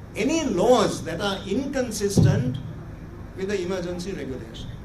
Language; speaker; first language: English; non-native, local second language; Sinhala